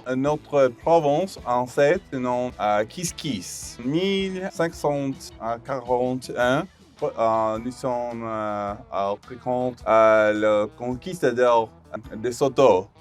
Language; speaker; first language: French; non-native, local second language; English